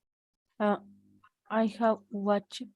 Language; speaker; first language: English; non-native, learner; Spanish